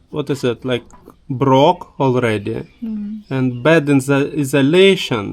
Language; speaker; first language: English; non-native, learner; Russian